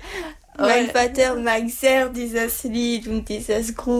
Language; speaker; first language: German; non-native, learner; French